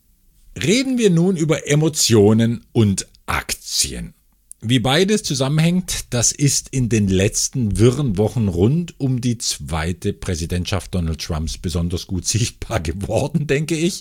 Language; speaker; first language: German; native; German